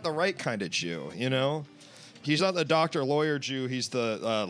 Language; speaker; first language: English; native; English